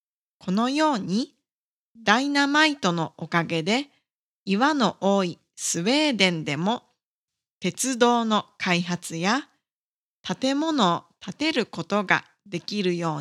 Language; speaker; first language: Japanese; native; Japanese